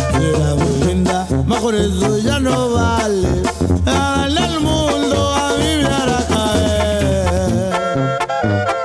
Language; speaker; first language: Spanish; non-native, learner; English